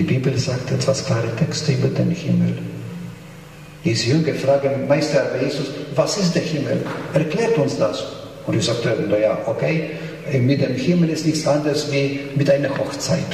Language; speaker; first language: German; non-native, fluent; Polish